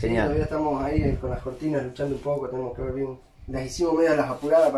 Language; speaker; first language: Spanish; native; Spanish